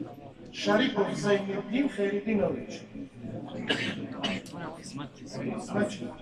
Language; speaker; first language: Russian; non-native, learner; Tajik